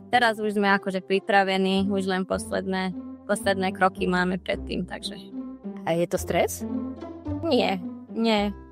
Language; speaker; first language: Slovak; non-native, local second language; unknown